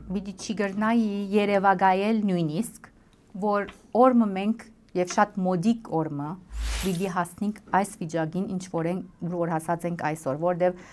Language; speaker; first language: Armenian; native; Armenian